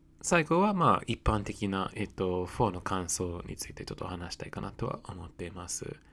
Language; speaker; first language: Japanese; non-native, fluent; English